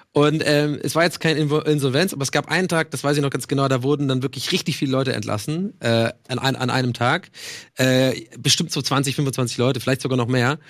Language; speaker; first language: German; non-native, fluent; English